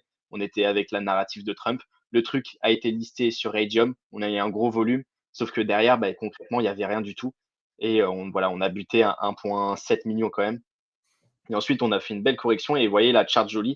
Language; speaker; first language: French; native; French